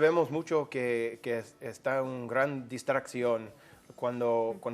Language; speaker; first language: Spanish; non-native, fluent; English